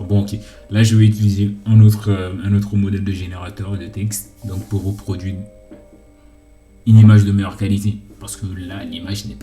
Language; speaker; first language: French; native; French